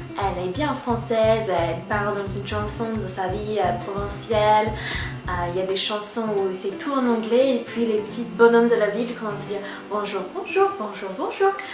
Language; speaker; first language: French; non-native, fluent; English